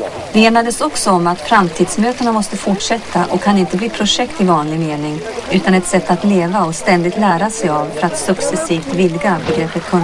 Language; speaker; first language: Swedish; native; Swedish